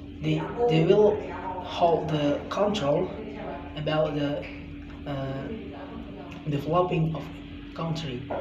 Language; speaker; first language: English; non-native, learner; Indonesian